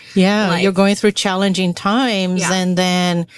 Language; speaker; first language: English; non-native, fluent; Portuguese